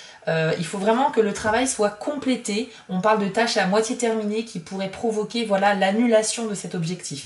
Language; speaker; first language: French; native; French